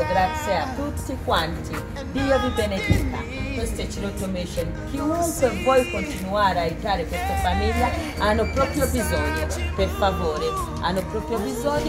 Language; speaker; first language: Italian; non-native, learner; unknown